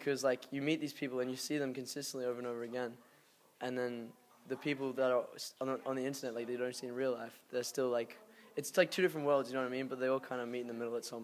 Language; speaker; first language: English; native; English